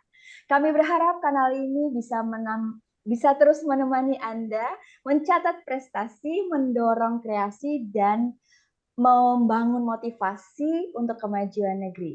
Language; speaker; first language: Indonesian; native; Indonesian